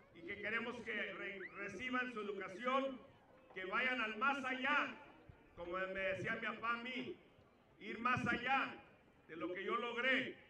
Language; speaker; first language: Spanish; native; Spanish